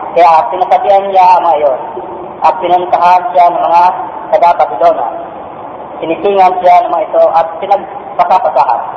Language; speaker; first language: Filipino; non-native, local second language; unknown